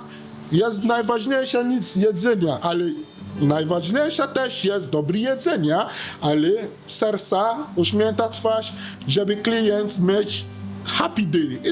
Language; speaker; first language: Polish; non-native, learner; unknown